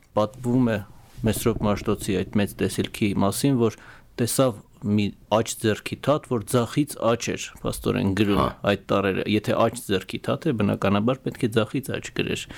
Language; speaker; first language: Armenian; native; Armenian